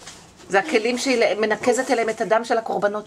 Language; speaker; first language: Hebrew; native; Hebrew